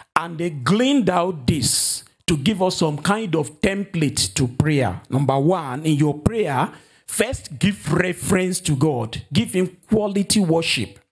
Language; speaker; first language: English; non-native, local second language; Yoruba